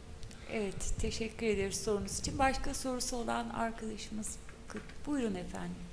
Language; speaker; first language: Turkish; native; Turkish